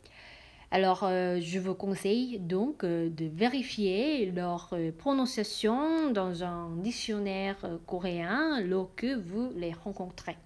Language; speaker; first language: French; non-native, fluent; Korean